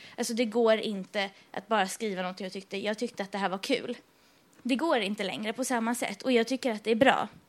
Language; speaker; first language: Swedish; early bilingual, other home language; Persian